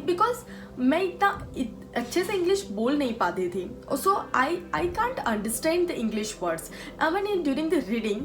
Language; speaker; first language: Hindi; non-native, local second language; Gujarati